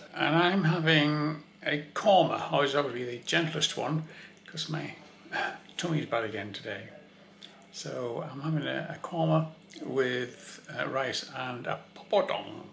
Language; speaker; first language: English; native; English